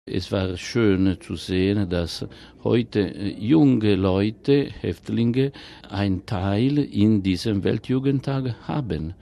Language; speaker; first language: German; non-native, fluent; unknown